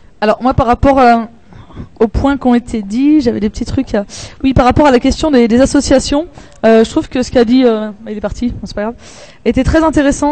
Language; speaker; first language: French; native; French